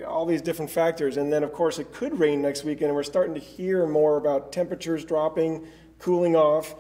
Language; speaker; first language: English; native; English